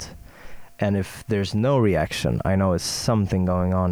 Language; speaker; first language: English; non-native, fluent; Swedish